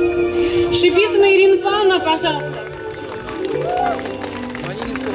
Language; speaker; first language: Russian; native; Russian